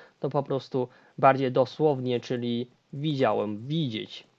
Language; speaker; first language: Polish; non-native, fluent; Chinese